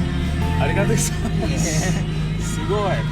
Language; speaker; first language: Japanese; non-native, fluent; English